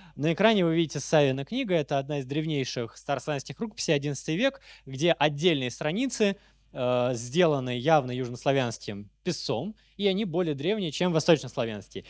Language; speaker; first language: Russian; native; Russian